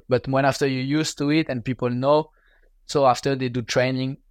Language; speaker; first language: English; non-native, learner; French